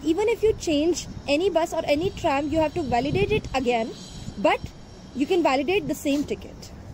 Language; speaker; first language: English; non-native, local second language; Hindi